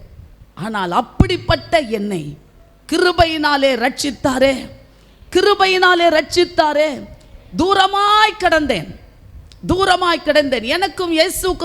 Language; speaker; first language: Tamil; native; Tamil